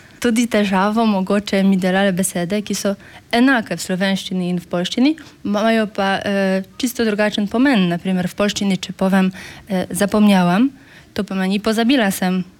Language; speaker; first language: Slovenian; non-native, fluent; Polish